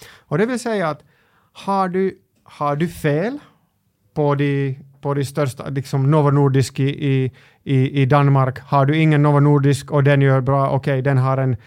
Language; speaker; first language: Swedish; non-native, local second language; Finnish